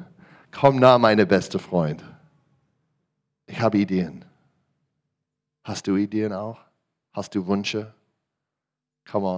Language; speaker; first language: German; non-native, learner; English